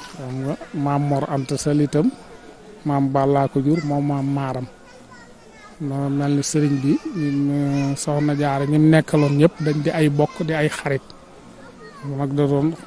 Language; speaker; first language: Wolof; native; Wolof